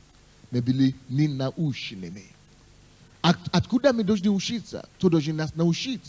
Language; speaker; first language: Russian; non-native, fluent; Yoruba